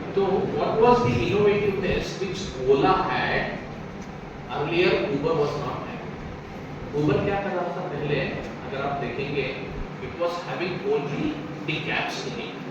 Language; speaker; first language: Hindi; non-native, local second language; Kannada